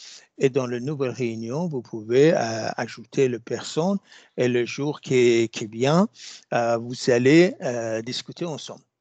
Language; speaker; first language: French; non-native, fluent; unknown